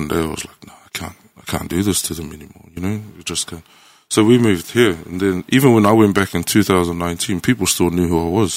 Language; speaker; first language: English; native; English